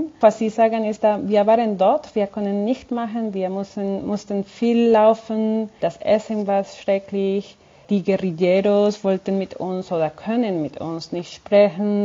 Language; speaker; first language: German; non-native, fluent; Spanish